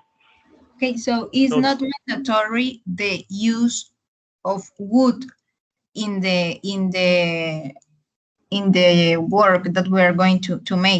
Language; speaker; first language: English; non-native, learner; Spanish